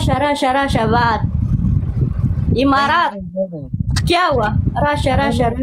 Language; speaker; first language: Hindi; non-native, learner; Pashto